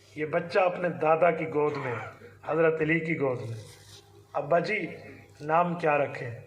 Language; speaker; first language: Urdu; non-native, local second language; Saraiki